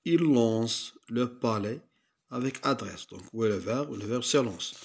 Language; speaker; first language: French; non-native, local second language; Arabic